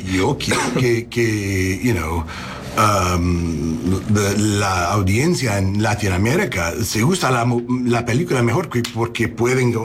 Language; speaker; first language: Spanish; non-native, learner; English